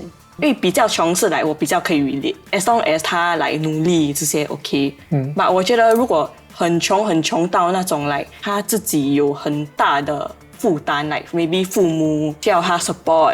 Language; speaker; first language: Chinese; non-native, local second language; English